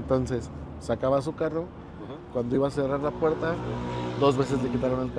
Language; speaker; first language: Spanish; native; Spanish